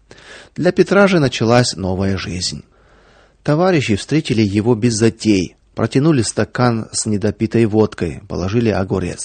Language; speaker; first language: Russian; native; Russian